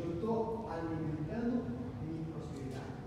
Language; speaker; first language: Spanish; non-native, learner; Portuguese